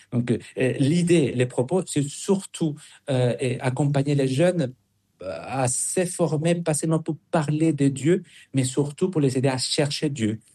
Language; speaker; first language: French; non-native, fluent; Spanish